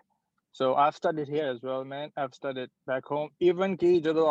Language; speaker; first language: English; non-native, local second language; Punjabi